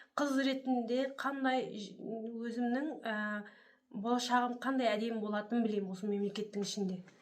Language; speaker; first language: Kazakh; early bilingual, heritage; Kazakh